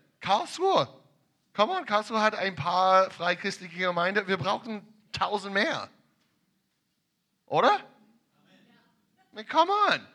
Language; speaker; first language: German; non-native, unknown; English